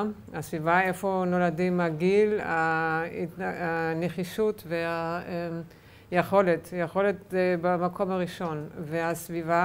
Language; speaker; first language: Hebrew; non-native, fluent; German